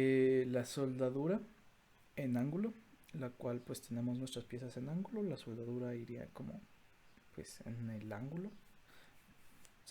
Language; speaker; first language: Spanish; native; Spanish